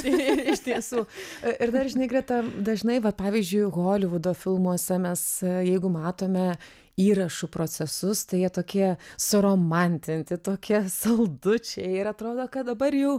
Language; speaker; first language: Lithuanian; native; Lithuanian